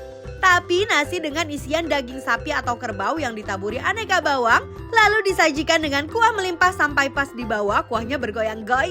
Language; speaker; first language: Indonesian; native; Indonesian